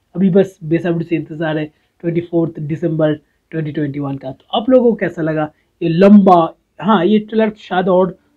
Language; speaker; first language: Hindi; non-native, local second language; Bangla